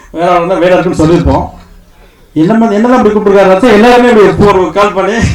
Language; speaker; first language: Tamil; native; Tamil